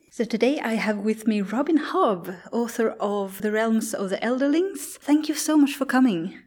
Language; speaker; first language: English; non-native, fluent; Swedish